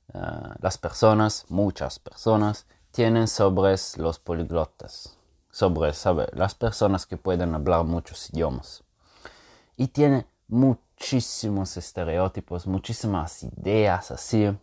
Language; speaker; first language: Spanish; non-native, fluent; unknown